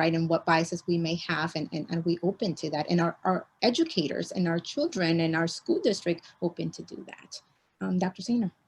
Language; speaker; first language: English; early bilingual, other home language; Spanish